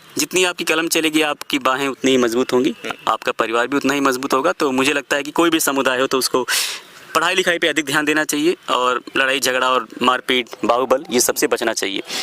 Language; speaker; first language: Hindi; native; Hindi